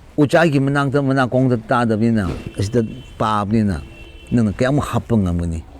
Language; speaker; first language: Manipuri; non-native, local second language; Tangkhul Naga (India)